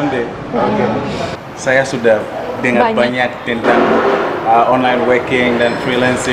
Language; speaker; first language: Indonesian; non-native, fluent; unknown